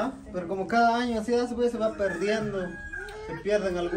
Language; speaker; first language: Spanish; native; Spanish